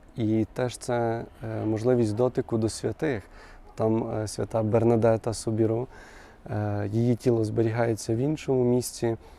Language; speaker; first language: Ukrainian; native; Ukrainian